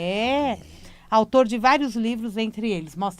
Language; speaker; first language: Portuguese; native; Portuguese